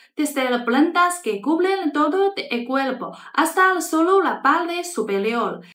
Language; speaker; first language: Spanish; non-native, fluent; Chinese